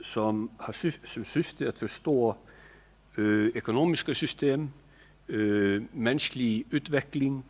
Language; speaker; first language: Swedish; non-native, fluent; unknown